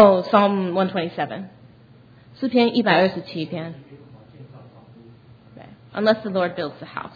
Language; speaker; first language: English; early bilingual, other home language; Chinese